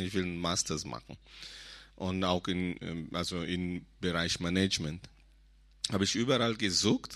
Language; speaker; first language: German; non-native, fluent; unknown